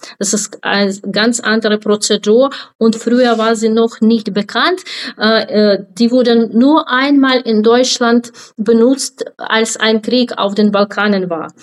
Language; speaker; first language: German; non-native, fluent; Ukrainian